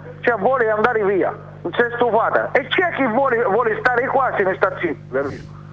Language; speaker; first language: Italian; non-native, fluent; Arabic